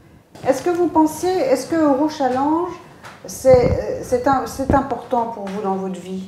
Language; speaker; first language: French; native; French